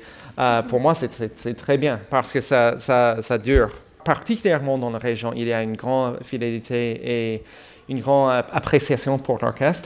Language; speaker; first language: French; non-native, fluent; English